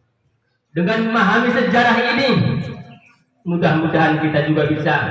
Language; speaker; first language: Indonesian; native; Indonesian